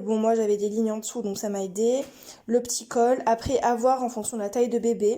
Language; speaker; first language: French; native; French